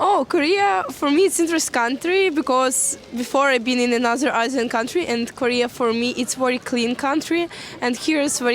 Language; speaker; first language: English; non-native, learner; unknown